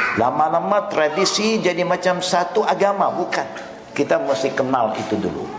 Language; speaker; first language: Malay; non-native, local second language; Chinese